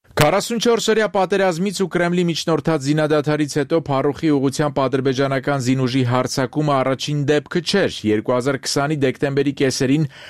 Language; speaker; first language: Armenian; native; Armenian